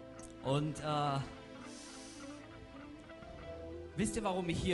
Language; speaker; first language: German; non-native, fluent; Russian